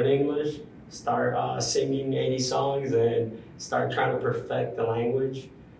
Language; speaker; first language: English; non-native, fluent; Spanish